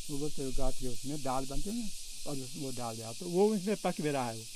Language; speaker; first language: Hindi; native; Hindi